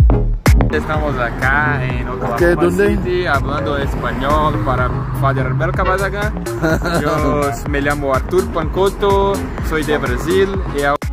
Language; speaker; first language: Spanish; non-native, learner; Portuguese